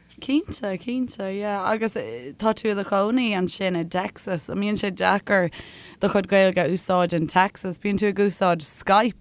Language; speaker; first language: Irish; native; Irish